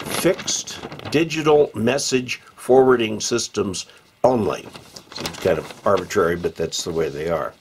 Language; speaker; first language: English; native; English